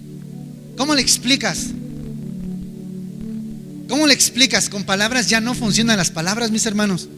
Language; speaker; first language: Spanish; native; Spanish